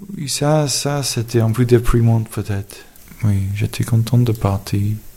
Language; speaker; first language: French; non-native, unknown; English